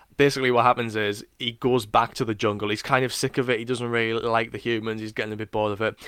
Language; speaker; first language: English; native; English